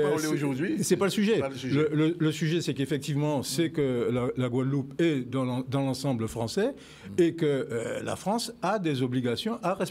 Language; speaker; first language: French; native; French